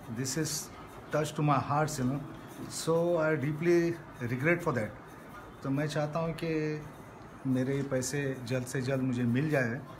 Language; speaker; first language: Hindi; non-native, local second language; Urdu